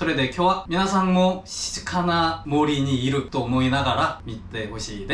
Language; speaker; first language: Japanese; non-native, fluent; Korean